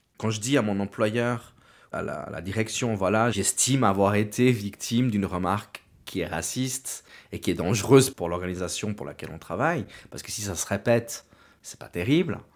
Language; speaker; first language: French; native; French